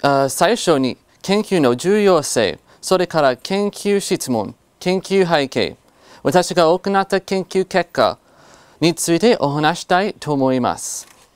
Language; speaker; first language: Japanese; non-native, fluent; English